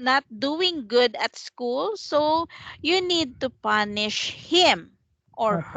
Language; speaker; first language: English; non-native, fluent; Vietnamese